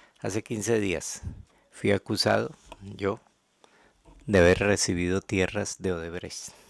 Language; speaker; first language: Spanish; native; Spanish